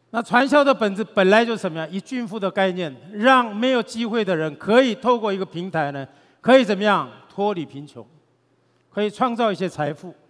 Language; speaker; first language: Chinese; native; Chinese